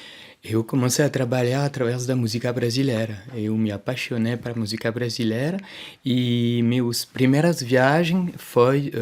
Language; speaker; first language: Portuguese; non-native, fluent; French